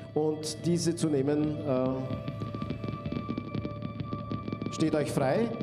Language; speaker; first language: German; native; German